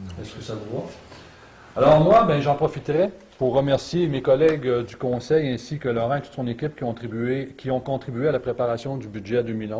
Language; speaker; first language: French; native; French